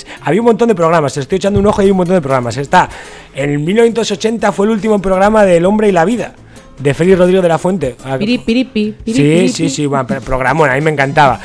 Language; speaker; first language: Spanish; native; Spanish